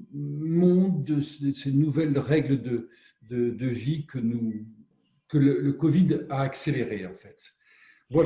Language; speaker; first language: French; native; French